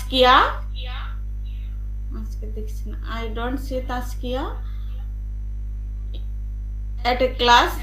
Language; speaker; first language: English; non-native, learner; Bangla